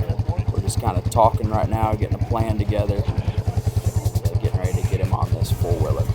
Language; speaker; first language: English; native; English